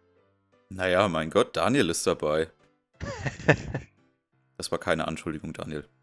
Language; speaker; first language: German; native; German